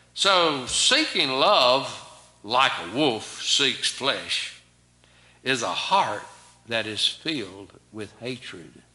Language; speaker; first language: English; native; English